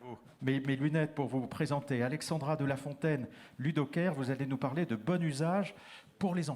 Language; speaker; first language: French; native; French